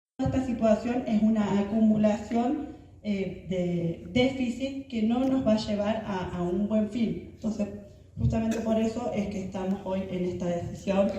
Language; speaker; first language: Spanish; native; Spanish